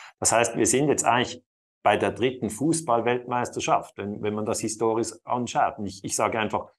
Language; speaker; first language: German; non-native, local second language; Italian